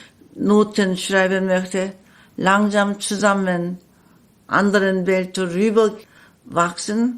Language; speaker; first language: German; non-native, learner; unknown